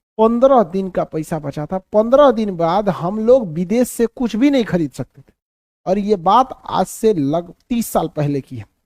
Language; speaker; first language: Hindi; native; Hindi